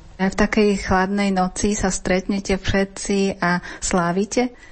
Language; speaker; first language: Slovak; native; Slovak